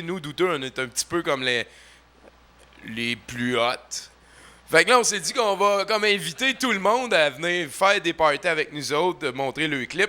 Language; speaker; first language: French; native; French